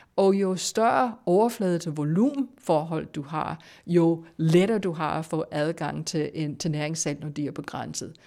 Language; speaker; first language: Danish; non-native, fluent; English